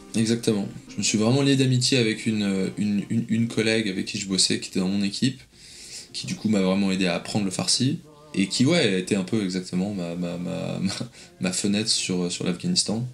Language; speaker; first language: French; native; French